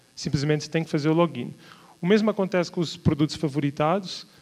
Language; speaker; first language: Portuguese; native; Portuguese